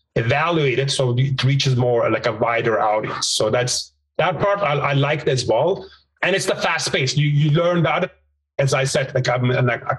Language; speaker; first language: English; non-native, fluent; Turkish